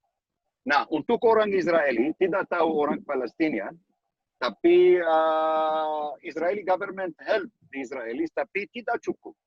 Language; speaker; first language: Indonesian; non-native, learner; Hebrew